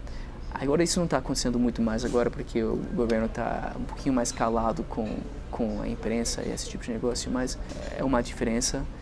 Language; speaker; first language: Portuguese; non-native, fluent; English